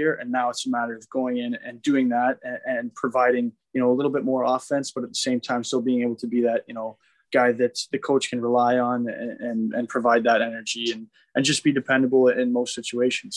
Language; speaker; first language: English; native; English